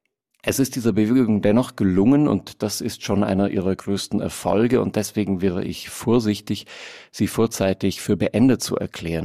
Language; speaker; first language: German; native; German